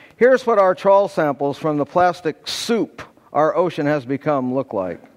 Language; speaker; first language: English; native; English